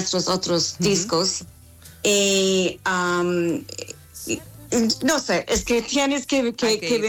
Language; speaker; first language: Spanish; non-native, learner; English